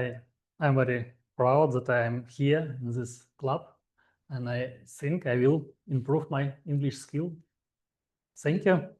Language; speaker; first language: English; non-native, learner; Russian